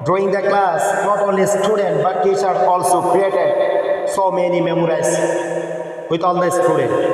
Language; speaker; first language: English; non-native, local second language; Bangla